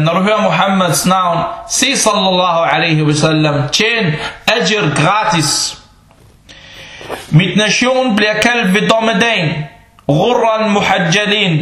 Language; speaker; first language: Danish; early bilingual, other home language; Arabic